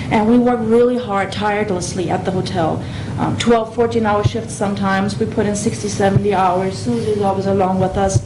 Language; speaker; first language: English; non-native, fluent; German